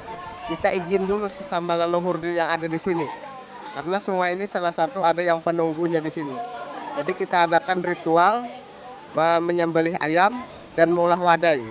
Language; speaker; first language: Indonesian; non-native, local second language; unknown